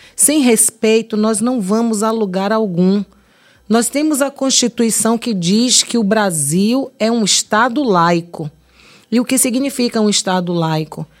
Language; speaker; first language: Portuguese; native; Portuguese